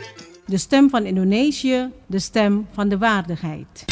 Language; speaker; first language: Dutch; non-native, fluent; Indonesian